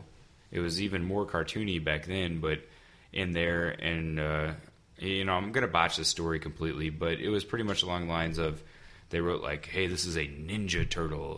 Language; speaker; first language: English; native; English